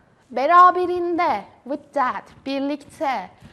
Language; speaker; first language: English; non-native, fluent; Turkish